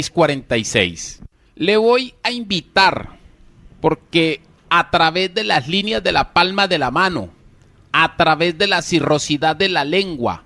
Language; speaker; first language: Spanish; native; Spanish